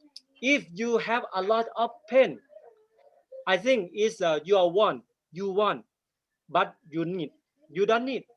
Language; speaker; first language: English; non-native, learner; Thai